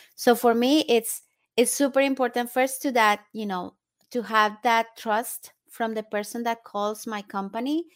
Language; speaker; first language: English; non-native, fluent; Spanish